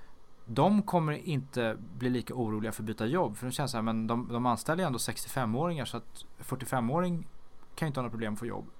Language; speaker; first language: Swedish; native; Swedish